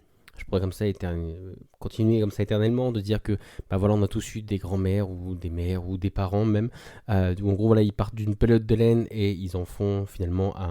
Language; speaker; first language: French; native; French